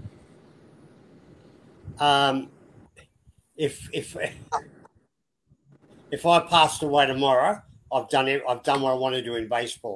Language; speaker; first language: English; native; English